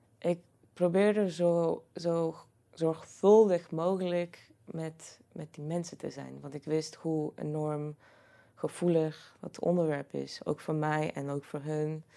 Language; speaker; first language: Dutch; non-native, fluent; Croatian